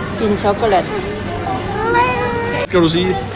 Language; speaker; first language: Danish; early bilingual, heritage; Thai